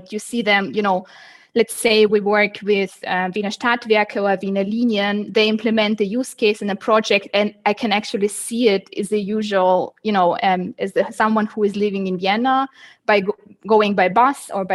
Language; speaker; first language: English; non-native, fluent; Uzbek